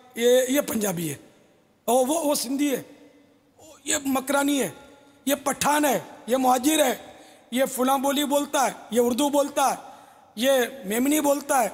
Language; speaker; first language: Urdu; non-native, local second language; Memoni